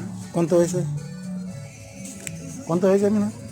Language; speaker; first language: Spanish; non-native, learner; Haitian Creole